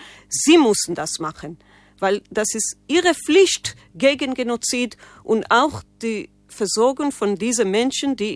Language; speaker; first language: German; non-native, fluent; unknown